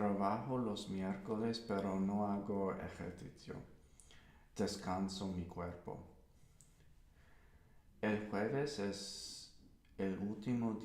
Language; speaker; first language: Spanish; non-native, learner; English